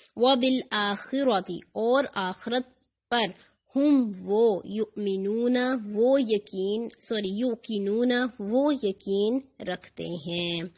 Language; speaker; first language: Urdu; native; Urdu